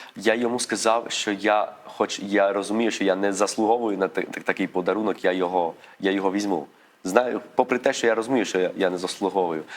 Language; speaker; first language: Ukrainian; early bilingual, heritage; Ukrainian